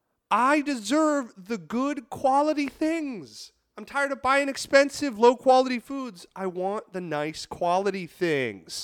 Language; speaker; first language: English; native; English